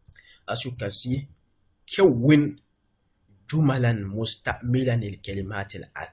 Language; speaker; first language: Arabic; non-native, fluent; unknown